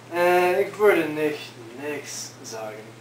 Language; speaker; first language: German; non-native, learner; English